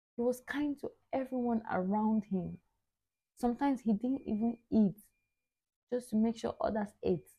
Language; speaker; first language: English; non-native, local second language; Igbo